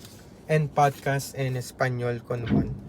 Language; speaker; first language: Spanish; non-native, learner; Filipino